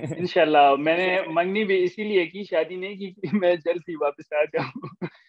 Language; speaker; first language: Urdu; non-native, local second language; Pashto